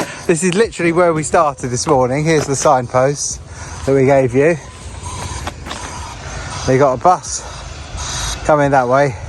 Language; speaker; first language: English; native; English